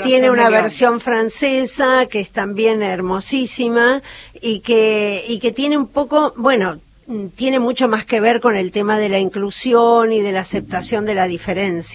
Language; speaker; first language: Spanish; native; Spanish